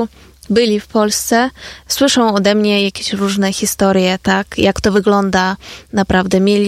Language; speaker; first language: Polish; non-native, fluent; Ukrainian